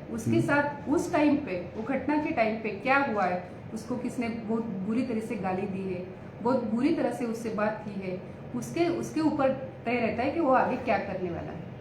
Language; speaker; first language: Hindi; non-native, local second language; Marathi